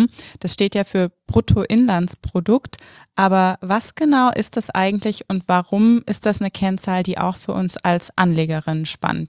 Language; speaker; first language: German; native; German